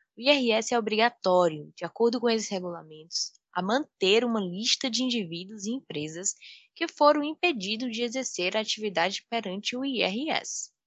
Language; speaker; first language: Portuguese; native; Portuguese